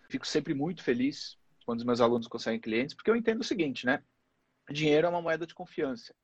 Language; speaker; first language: Portuguese; native; Portuguese